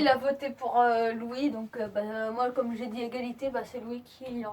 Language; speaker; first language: French; native; French